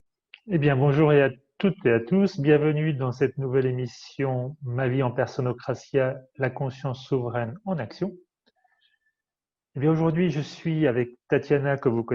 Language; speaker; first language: French; native; French